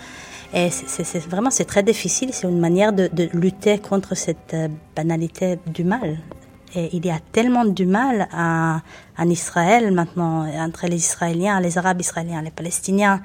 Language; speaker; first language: French; non-native, fluent; Hebrew